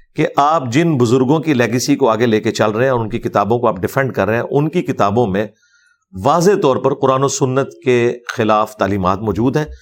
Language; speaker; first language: Urdu; non-native, local second language; Punjabi